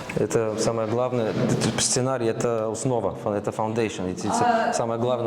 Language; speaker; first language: Russian; non-native, learner; Bulgarian